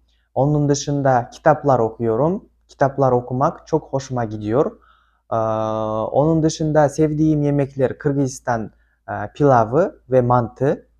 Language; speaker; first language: Turkish; non-native, fluent; Kyrgyz